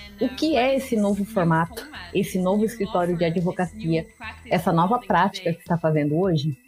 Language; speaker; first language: Portuguese; non-native, learner; English